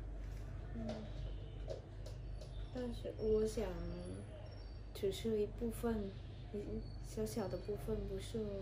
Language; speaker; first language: Chinese; non-native, learner; Vietnamese